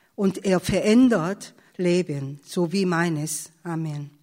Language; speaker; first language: German; non-native, fluent; Korean